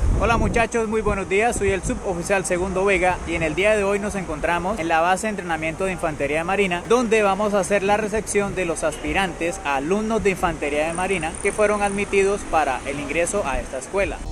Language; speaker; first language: Spanish; native; Spanish